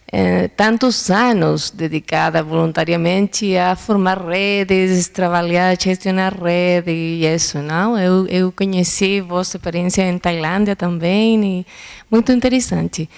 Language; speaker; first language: Portuguese; non-native, learner; Spanish